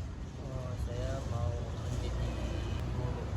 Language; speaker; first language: Indonesian; non-native, learner; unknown